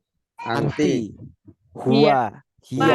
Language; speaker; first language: Arabic; non-native, fluent; Indonesian